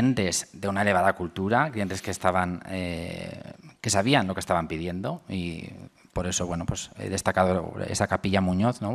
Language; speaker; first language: Spanish; native; Spanish